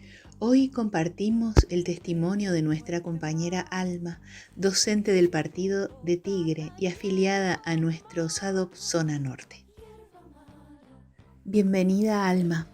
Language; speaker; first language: Spanish; native; Spanish